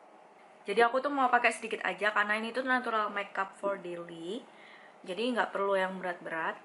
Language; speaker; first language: Indonesian; native; Indonesian